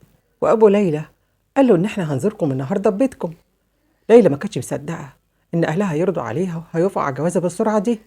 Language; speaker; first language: Arabic; native; Arabic